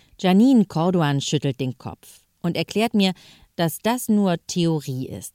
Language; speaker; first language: German; native; German